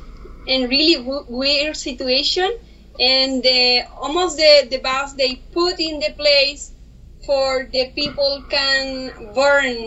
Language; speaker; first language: English; non-native, learner; Spanish